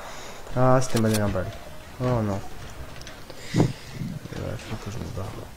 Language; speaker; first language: French; native; French